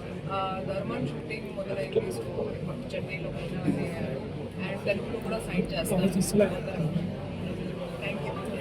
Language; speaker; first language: Telugu; non-native, fluent; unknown